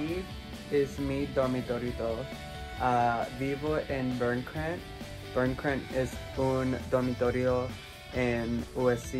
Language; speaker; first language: Spanish; non-native, learner; English